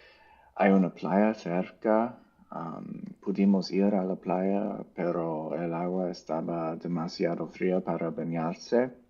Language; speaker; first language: Spanish; non-native, learner; English